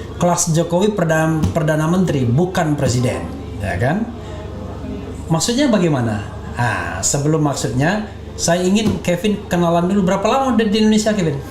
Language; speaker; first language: Indonesian; native; Indonesian